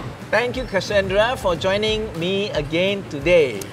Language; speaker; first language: English; non-native, local second language; Chinese